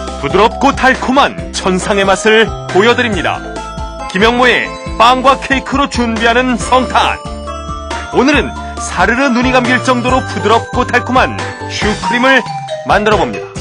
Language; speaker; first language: Korean; native; Korean